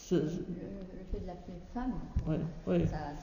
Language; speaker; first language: French; native; French